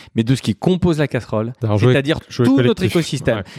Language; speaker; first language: French; native; French